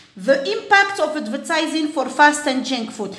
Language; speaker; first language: English; non-native, fluent; Arabic